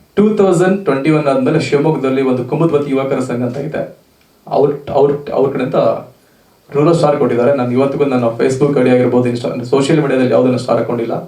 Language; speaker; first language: Kannada; native; Kannada